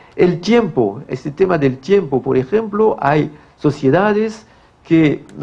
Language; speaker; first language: Spanish; non-native, fluent; French